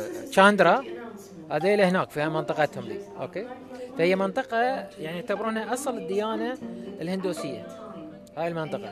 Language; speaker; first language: Arabic; native; Arabic